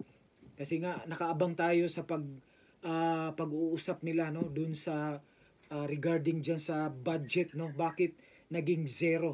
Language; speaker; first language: Filipino; native; Filipino